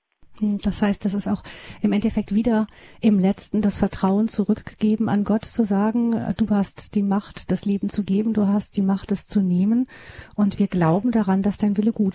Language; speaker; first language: German; native; German